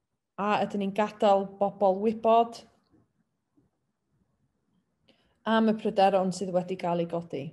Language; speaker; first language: Welsh; native; Welsh